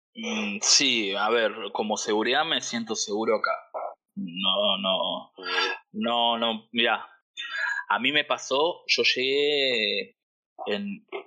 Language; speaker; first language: Spanish; native; Spanish